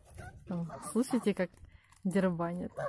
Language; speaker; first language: Russian; native; Russian